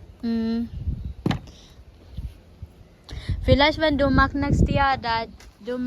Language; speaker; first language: German; non-native, learner; Filipino